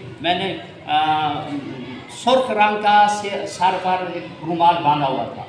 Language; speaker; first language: Urdu; native; Urdu